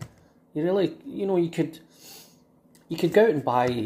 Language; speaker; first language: English; native; English